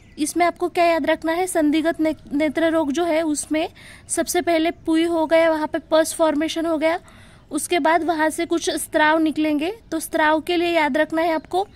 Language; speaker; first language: Hindi; non-native, local second language; Marathi